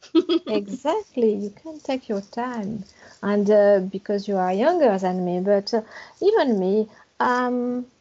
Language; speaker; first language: English; non-native, learner; French